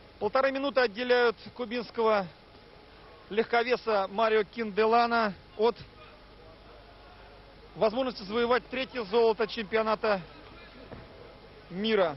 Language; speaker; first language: Russian; native; Russian